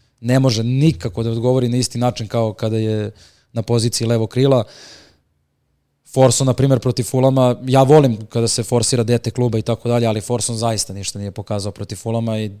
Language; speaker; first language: Serbian; native; Serbian